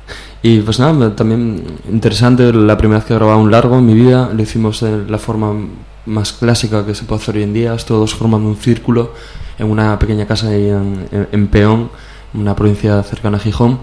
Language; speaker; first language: Spanish; native; Spanish